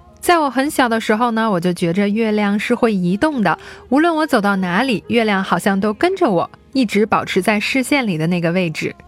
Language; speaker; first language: Chinese; native; Chinese